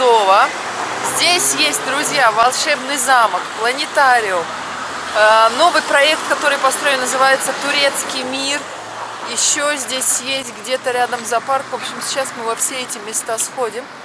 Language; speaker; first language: Russian; native; Russian